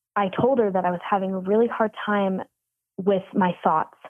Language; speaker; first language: English; native; English